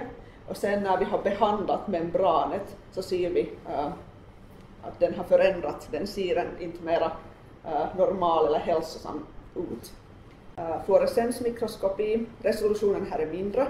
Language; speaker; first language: Swedish; non-native, local second language; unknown